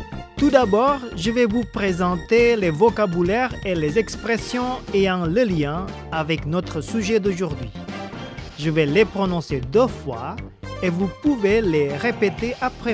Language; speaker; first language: French; non-native, fluent; Indonesian